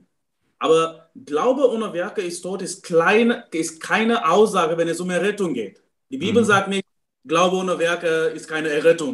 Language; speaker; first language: German; non-native, fluent; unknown